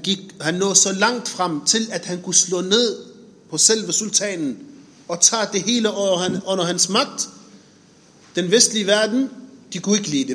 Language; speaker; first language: Danish; non-native, fluent; Arabic